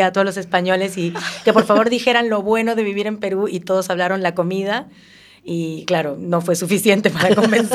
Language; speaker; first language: Spanish; native; Spanish